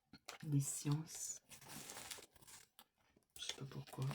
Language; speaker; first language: French; native; French